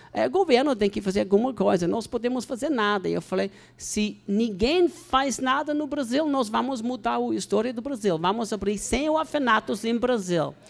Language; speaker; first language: Portuguese; non-native, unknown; German